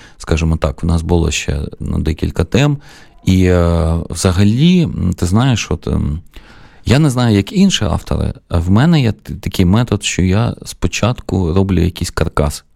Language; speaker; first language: Ukrainian; non-native, local second language; Russian